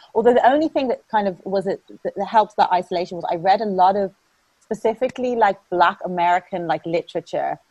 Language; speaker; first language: English; native; English